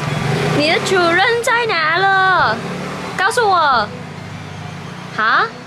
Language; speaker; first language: Chinese; non-native, learner; Vietnamese